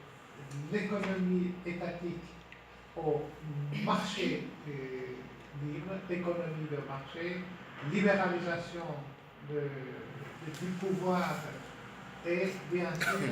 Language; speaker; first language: French; non-native, fluent; Turkish